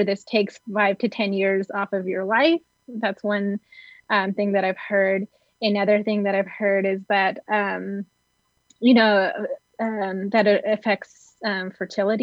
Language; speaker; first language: English; native; English